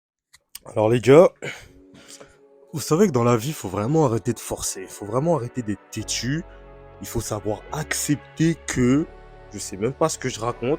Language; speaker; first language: French; native; French